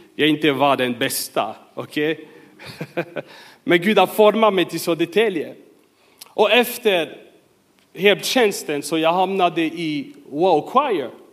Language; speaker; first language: Swedish; non-native, fluent; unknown